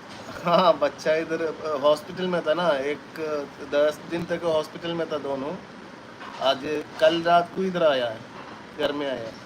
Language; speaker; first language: Hindi; non-native, local second language; Malayalam